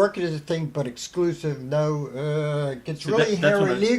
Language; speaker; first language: English; native; English